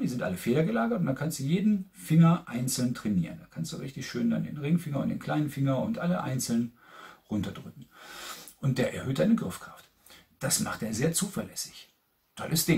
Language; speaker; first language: German; native; German